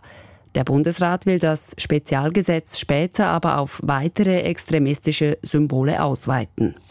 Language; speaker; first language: German; native; German